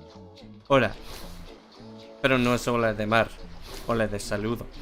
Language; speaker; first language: Spanish; non-native, fluent; English